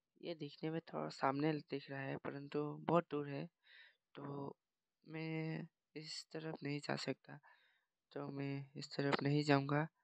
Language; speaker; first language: Hindi; non-native, local second language; Bodo